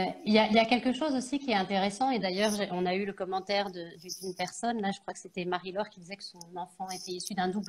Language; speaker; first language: French; native; French